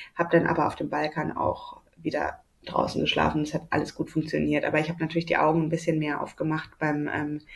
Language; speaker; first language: German; native; German